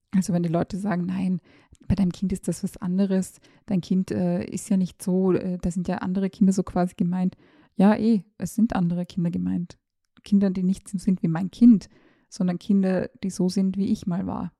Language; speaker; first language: German; early bilingual, other home language; Serbian